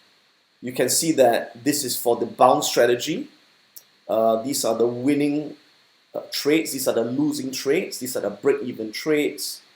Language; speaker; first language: English; native; English